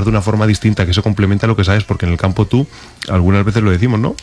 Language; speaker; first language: Spanish; native; Spanish